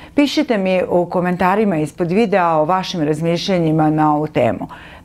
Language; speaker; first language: Serbian; native; Serbian